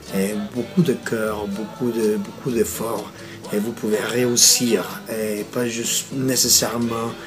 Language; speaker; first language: French; non-native, fluent; Spanish